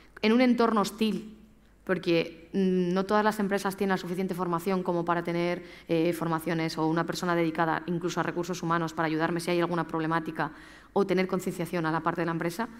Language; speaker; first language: Spanish; native; Spanish